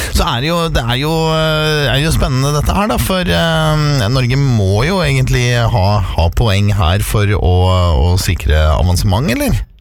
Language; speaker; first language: Norwegian; native; Norwegian